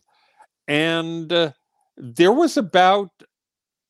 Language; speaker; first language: English; native; English